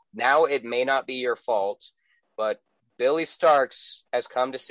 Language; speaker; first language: English; native; English